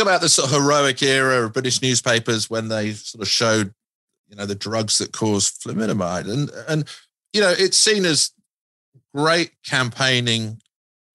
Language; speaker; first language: English; native; English